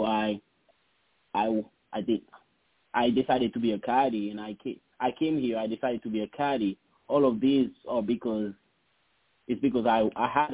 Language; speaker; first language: English; non-native, fluent; Haitian Creole